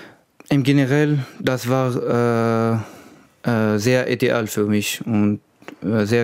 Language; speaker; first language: German; non-native, learner; Arabic